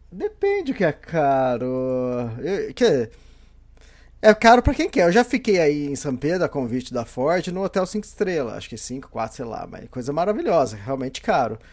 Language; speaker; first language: Portuguese; native; Portuguese